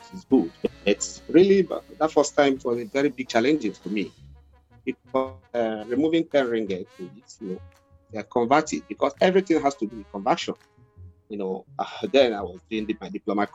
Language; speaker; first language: English; non-native, local second language; Igbo